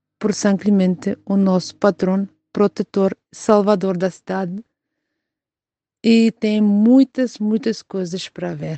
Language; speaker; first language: Portuguese; non-native, fluent; Macedonian